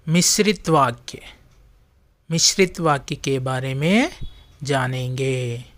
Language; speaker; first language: Hindi; non-native, local second language; Telugu